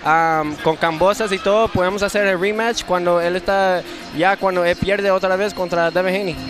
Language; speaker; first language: Spanish; early bilingual, heritage; English